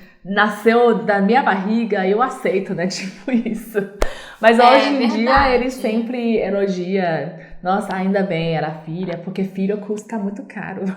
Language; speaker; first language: Portuguese; non-native, learner; Chinese